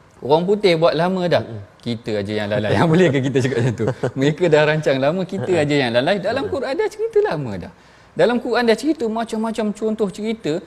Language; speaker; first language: Malay; native; Malay